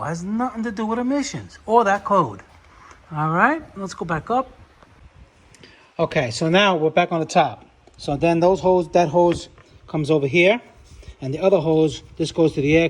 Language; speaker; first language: English; native; English